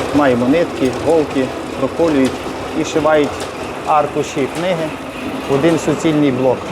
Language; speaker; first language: Ukrainian; native; Ukrainian